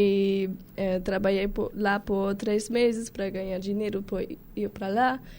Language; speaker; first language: Portuguese; non-native, learner; German